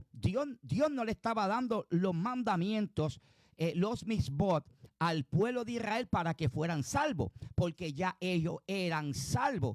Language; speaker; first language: Spanish; native; Spanish